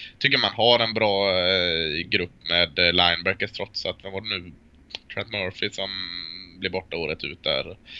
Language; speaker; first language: Swedish; native; Swedish